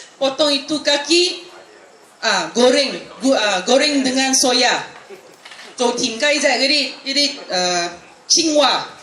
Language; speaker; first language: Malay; non-native, local second language; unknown